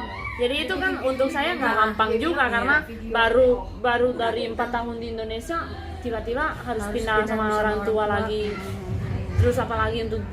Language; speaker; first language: Indonesian; non-native, fluent; Spanish